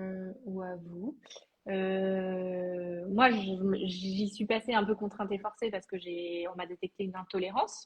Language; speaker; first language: French; native; French